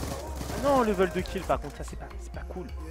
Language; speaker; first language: French; native; French